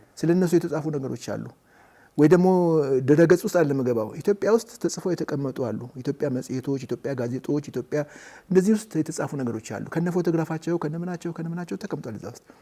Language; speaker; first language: Amharic; native; Amharic